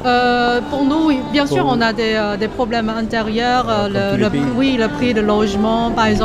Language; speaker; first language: French; non-native, learner; Chinese